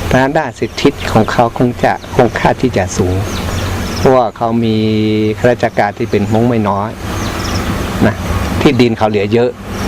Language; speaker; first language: Thai; non-native, local second language; Hmong